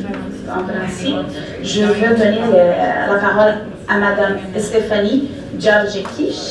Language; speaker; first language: French; non-native, fluent; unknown